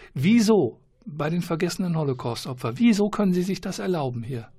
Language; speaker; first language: German; native; German